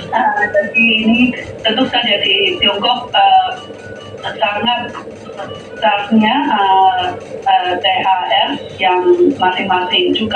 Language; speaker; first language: Indonesian; non-native, fluent; Chinese